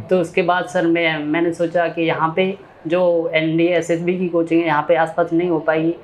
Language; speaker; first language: Hindi; native; Hindi